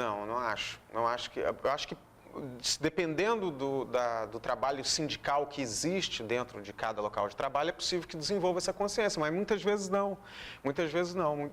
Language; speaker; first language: Portuguese; native; Portuguese